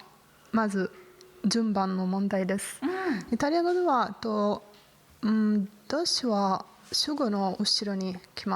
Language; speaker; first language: Japanese; non-native, learner; Italian